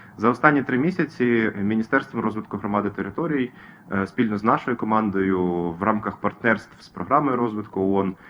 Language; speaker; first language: Ukrainian; native; Ukrainian